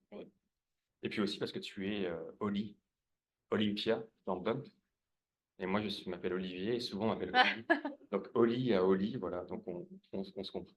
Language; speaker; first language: French; native; French